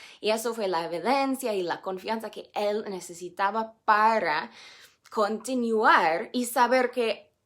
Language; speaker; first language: Spanish; non-native, fluent; English